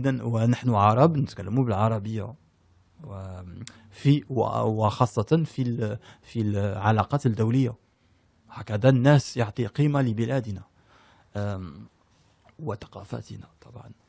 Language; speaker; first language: Arabic; early bilingual, heritage; French